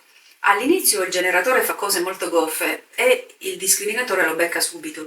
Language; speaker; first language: Italian; native; Italian